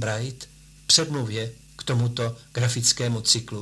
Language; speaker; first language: Czech; native; Czech